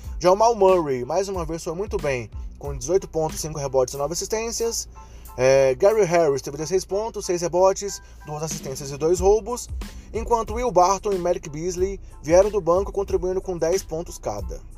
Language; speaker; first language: Portuguese; native; Portuguese